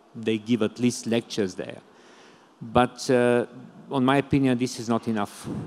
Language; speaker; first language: English; non-native, fluent; Bulgarian